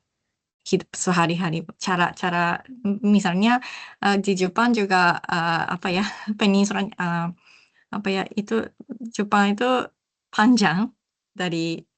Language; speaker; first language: Indonesian; non-native, learner; Japanese